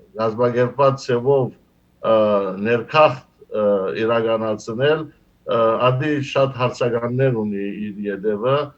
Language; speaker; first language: Armenian; early bilingual, heritage; Armenian